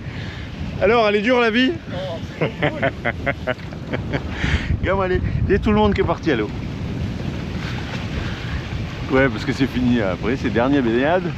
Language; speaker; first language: French; native; French